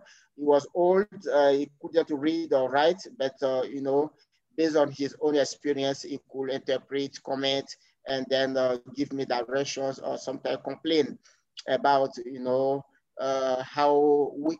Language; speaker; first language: English; non-native, fluent; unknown